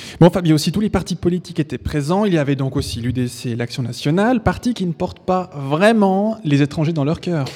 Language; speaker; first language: French; native; French